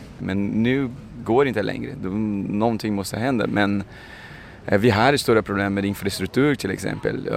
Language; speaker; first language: Swedish; non-native, fluent; Portuguese